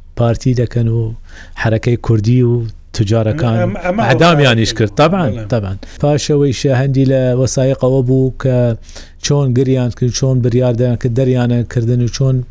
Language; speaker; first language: Central Kurdish; non-native, local second language; Southern Kurdish